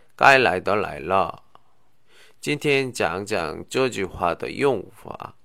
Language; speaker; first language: Chinese; non-native, fluent; Korean